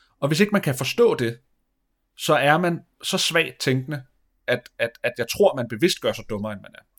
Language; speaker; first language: Danish; native; Danish